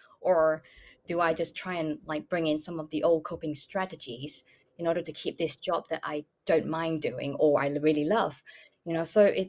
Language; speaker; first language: English; non-native, local second language; Cantonese